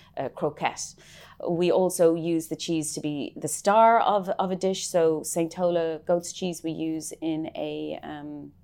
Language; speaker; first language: English; native; English